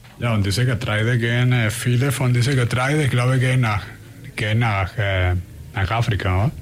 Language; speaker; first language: German; non-native, learner; Spanish